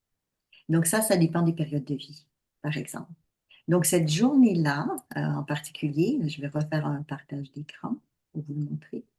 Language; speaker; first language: French; native; French